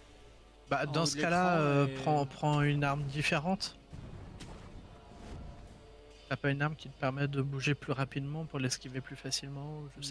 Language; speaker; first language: French; native; French